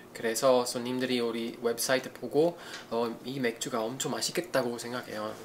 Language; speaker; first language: Korean; non-native, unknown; Italian